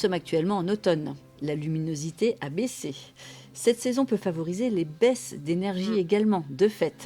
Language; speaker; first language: French; native; French